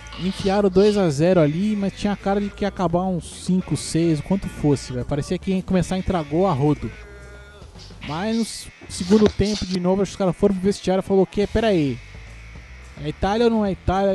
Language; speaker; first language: Portuguese; native; Portuguese